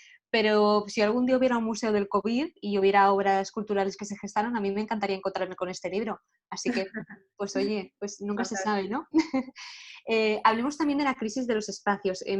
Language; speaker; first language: Spanish; native; Spanish